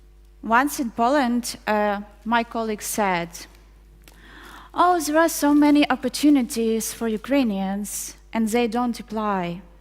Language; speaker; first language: English; non-native, fluent; Ukrainian